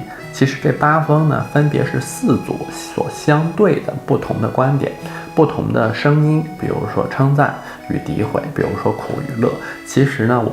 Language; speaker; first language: Chinese; native; Chinese